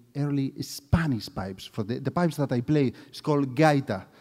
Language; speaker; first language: English; non-native, fluent; Spanish